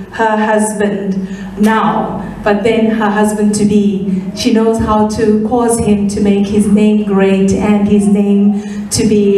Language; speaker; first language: English; native; English